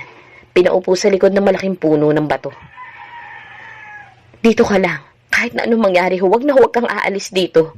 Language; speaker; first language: Filipino; native; Filipino